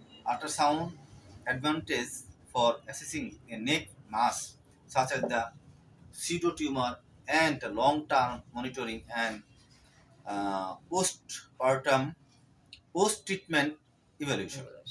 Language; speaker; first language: English; non-native, local second language; Bangla